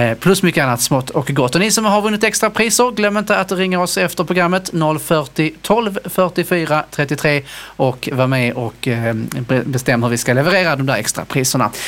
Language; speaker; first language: Swedish; native; Swedish